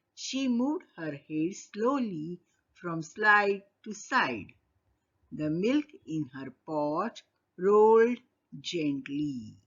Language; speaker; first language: English; non-native, local second language; Marathi